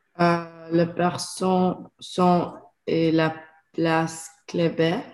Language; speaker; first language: French; non-native, learner; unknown